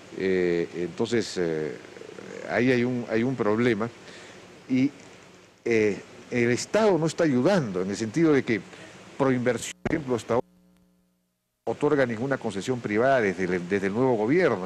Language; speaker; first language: Spanish; native; Spanish